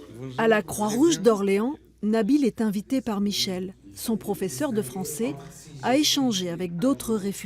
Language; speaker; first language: French; native; French